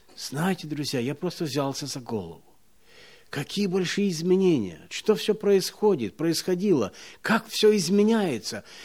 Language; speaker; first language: Russian; non-native, local second language; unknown